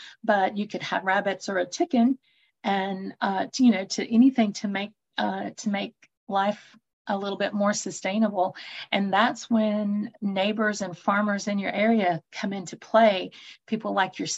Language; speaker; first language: English; native; English